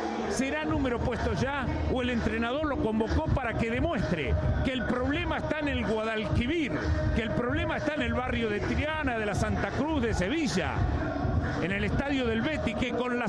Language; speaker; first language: Spanish; native; Spanish